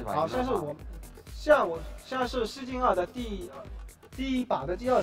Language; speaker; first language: Chinese; native; Chinese